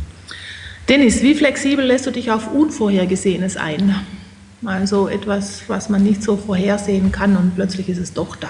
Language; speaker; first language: German; native; German